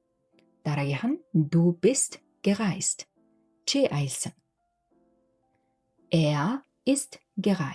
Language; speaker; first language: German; non-native, fluent; Mongolian